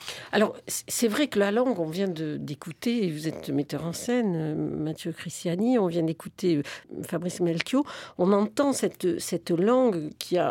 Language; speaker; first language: French; native; French